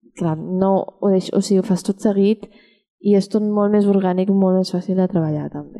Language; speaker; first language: Catalan; early bilingual, other home language; Chinese